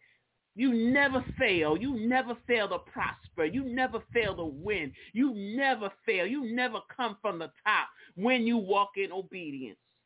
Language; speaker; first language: English; native; English